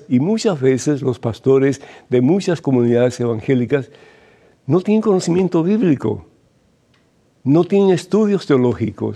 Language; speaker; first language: Spanish; native; Spanish